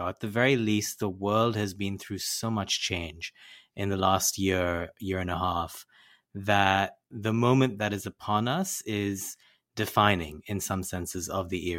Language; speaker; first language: English; non-native, local second language; Hindi